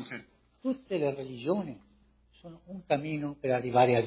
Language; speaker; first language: Italian; non-native, fluent; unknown